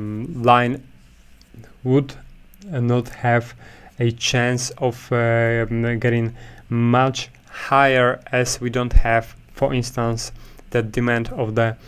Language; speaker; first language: English; non-native, fluent; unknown